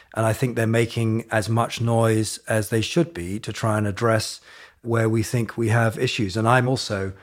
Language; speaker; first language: English; native; English